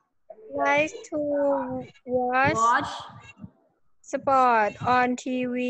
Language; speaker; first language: English; non-native, learner; Thai